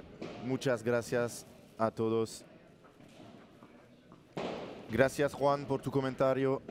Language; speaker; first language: Spanish; non-native, learner; French